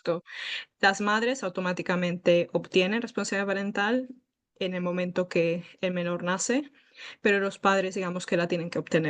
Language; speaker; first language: Spanish; native; Spanish